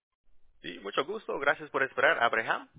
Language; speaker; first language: Spanish; early bilingual, heritage; Spanish